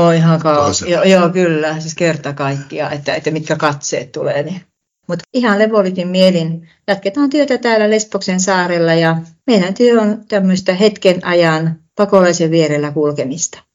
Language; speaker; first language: Finnish; native; Finnish